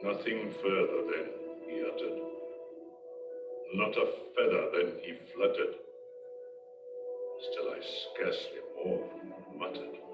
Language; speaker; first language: English; native; English